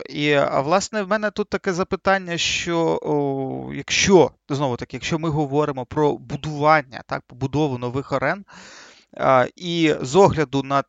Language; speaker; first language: Ukrainian; native; Ukrainian